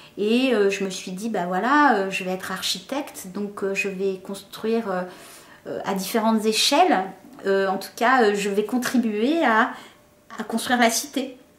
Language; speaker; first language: French; early bilingual, other home language; Kabyle